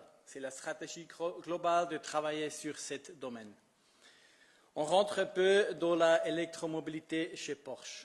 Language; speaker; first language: French; non-native, fluent; Italian